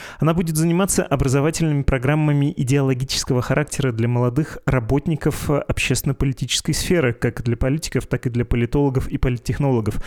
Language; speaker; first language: Russian; native; Russian